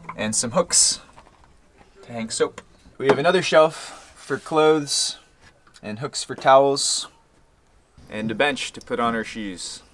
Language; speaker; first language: English; native; English